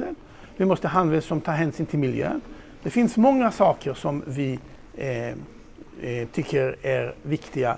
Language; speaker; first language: Swedish; non-native, fluent; Hebrew